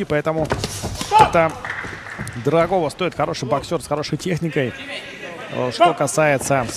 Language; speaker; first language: Russian; native; Russian